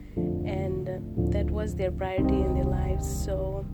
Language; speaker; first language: English; non-native, local second language; Nepali